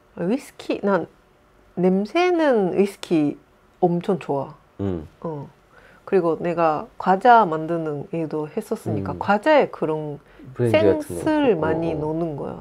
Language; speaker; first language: Korean; non-native, fluent; Japanese